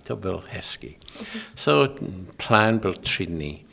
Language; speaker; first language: Czech; non-native, learner; English